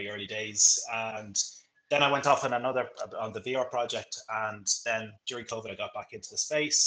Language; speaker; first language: English; native; English